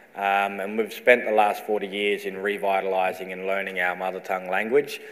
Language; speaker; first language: English; native; English